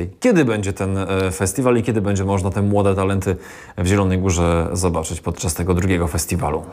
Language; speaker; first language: Polish; native; Polish